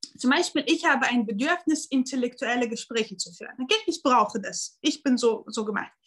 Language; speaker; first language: German; non-native, fluent; Russian